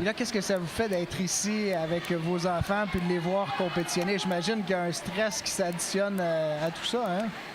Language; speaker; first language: French; native; French